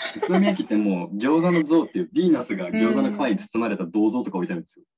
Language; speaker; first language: Japanese; native; Japanese